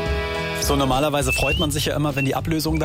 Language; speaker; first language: German; native; German